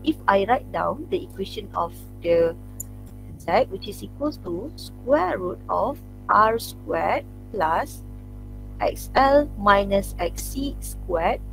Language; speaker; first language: English; non-native, local second language; Malay